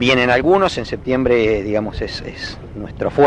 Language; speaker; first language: Spanish; native; Spanish